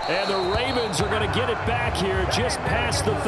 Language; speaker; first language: English; native; English